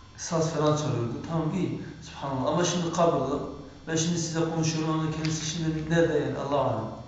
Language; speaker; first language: Turkish; early bilingual, heritage; Turkish